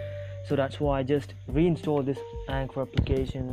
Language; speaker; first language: English; non-native, local second language; Tamil